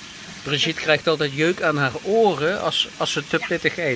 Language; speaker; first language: Dutch; native; Dutch